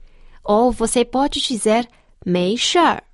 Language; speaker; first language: Portuguese; non-native, fluent; Chinese